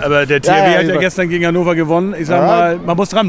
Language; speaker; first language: German; native; German